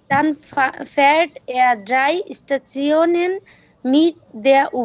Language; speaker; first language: German; non-native, learner; Bangla